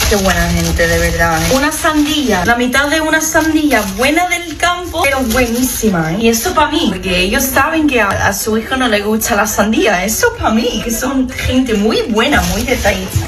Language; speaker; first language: Spanish; non-native, fluent; English